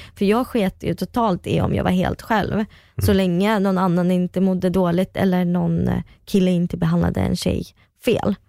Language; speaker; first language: Swedish; early bilingual, other home language; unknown